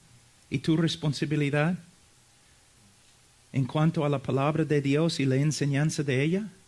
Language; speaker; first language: Spanish; non-native, fluent; English